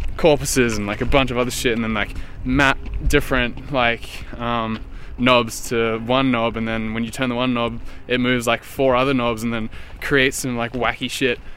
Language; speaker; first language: English; native; English